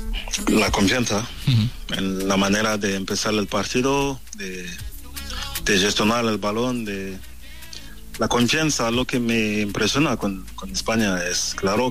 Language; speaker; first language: Spanish; non-native, fluent; French